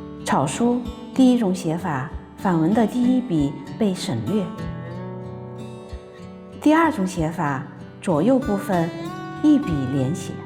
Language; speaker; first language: Chinese; native; Chinese